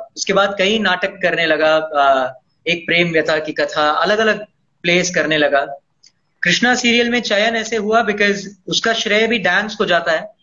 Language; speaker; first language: Hindi; non-native, local second language; Tamil